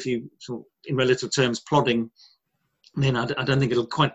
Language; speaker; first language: English; native; English